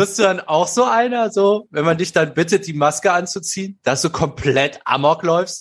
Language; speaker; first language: German; native; German